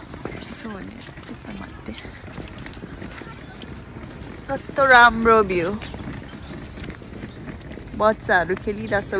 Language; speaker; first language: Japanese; non-native, learner; Nepali